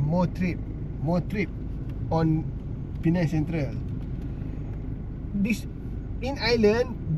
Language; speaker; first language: English; non-native, learner; Malay